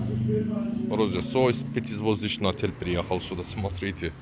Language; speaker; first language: Russian; non-native, learner; Turkish